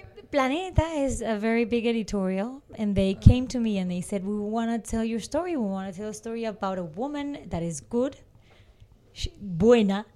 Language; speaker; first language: English; non-native, fluent; Spanish